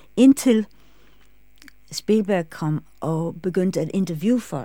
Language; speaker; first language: Danish; non-native, fluent; English